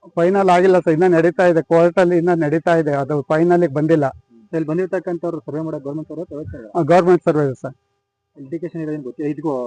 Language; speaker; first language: Kannada; native; Kannada